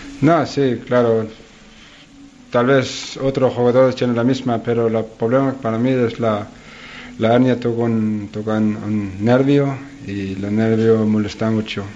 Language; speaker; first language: Spanish; non-native, learner; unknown